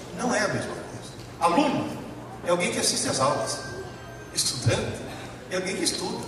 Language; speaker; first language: Portuguese; early bilingual, other home language; Italian